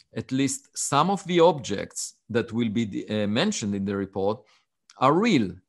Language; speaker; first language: English; non-native, fluent; Hebrew